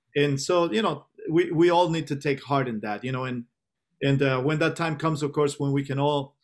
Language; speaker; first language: English; non-native, fluent; Spanish